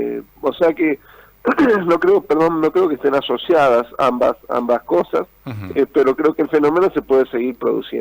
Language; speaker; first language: Spanish; native; Spanish